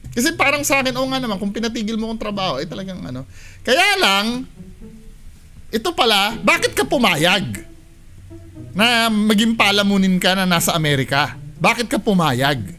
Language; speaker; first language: Filipino; native; Filipino